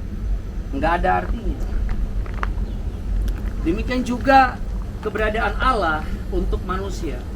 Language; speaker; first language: Indonesian; native; Indonesian